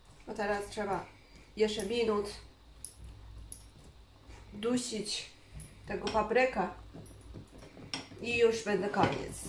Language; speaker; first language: Polish; non-native, learner; Chinese